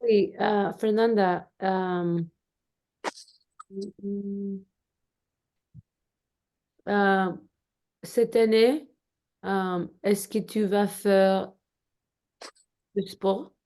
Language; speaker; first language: French; non-native, learner; Spanish